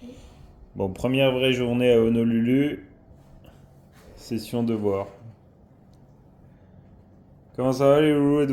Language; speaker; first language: French; native; French